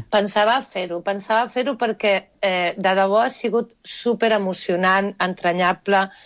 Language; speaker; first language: Catalan; non-native, local second language; Spanish